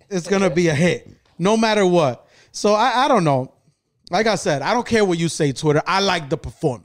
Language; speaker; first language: English; early bilingual, other home language; Spanish